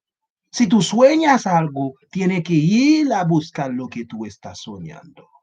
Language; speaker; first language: Spanish; non-native, learner; Haitian Creole